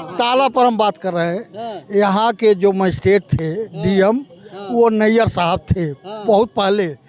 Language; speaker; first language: Hindi; native; Hindi